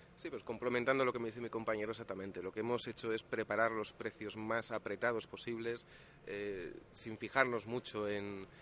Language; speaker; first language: Spanish; native; Spanish